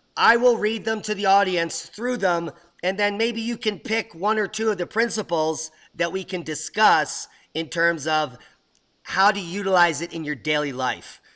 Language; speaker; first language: English; native; English